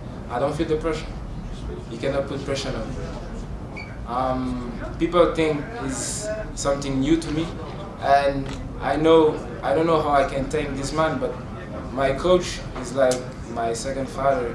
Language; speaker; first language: English; non-native, fluent; French